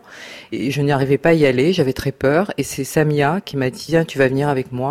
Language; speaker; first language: French; native; French